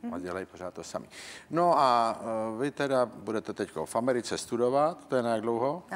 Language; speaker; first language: Czech; native; Czech